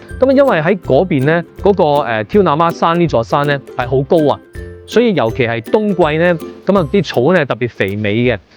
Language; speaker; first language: Cantonese; native; Cantonese